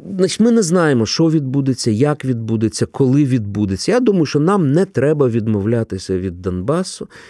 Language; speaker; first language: Ukrainian; non-native, local second language; Russian